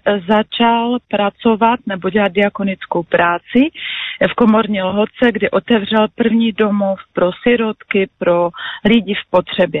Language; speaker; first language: Czech; non-native, local second language; Polish